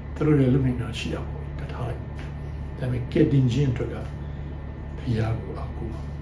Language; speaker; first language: Burmese; non-native, local second language; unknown